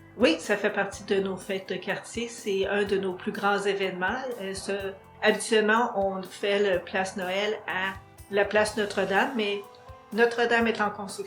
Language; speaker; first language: French; native; French